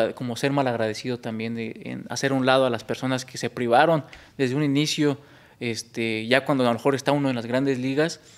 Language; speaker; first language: Spanish; native; Spanish